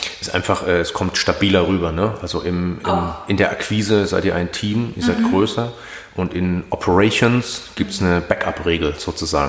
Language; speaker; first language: German; native; German